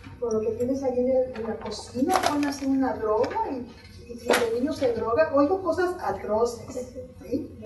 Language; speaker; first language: Spanish; native; Spanish